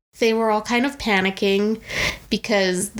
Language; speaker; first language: English; native; English